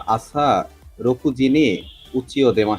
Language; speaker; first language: Japanese; non-native, learner; Bangla